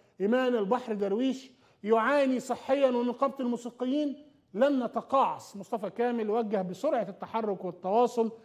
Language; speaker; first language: Arabic; native; Arabic